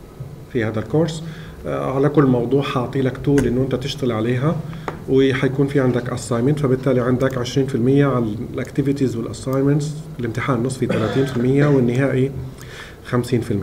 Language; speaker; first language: Arabic; native; Arabic